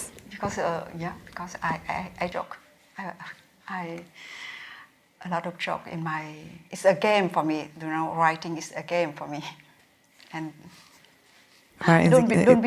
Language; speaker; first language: English; non-native, learner; Vietnamese